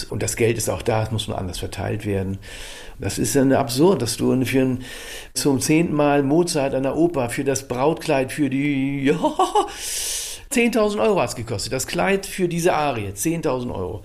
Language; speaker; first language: German; native; German